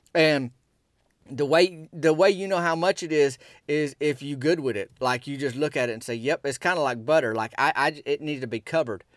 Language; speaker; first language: English; native; English